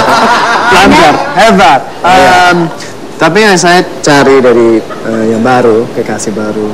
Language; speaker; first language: Indonesian; non-native, fluent; English